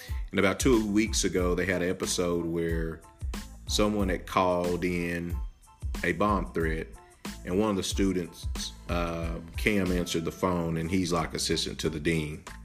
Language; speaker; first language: English; native; English